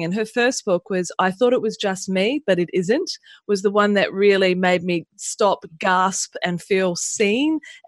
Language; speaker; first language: English; native; English